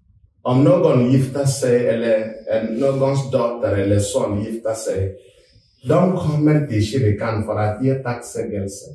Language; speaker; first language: Swedish; non-native, fluent; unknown